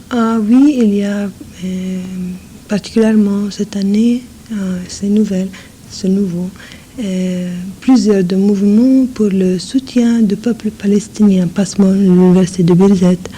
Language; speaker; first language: French; non-native, fluent; English